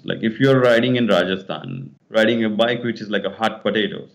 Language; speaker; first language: English; non-native, local second language; Kannada